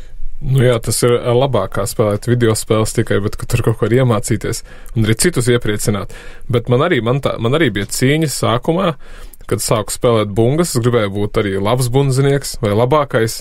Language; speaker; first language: Latvian; native; Latvian